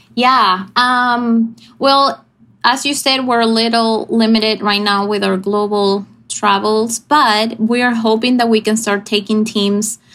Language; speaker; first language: English; non-native, fluent; Spanish